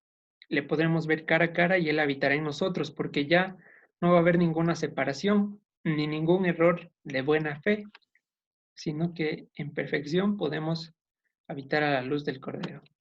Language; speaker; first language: Spanish; native; Spanish